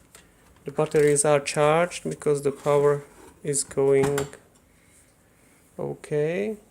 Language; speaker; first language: English; non-native, fluent; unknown